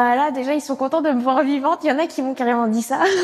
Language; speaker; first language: French; native; French